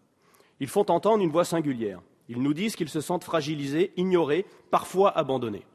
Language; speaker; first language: French; native; French